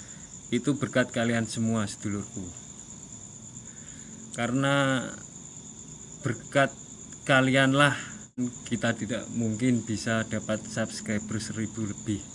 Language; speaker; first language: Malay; non-native, local second language; Javanese